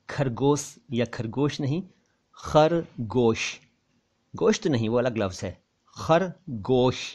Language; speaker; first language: Urdu; native; Urdu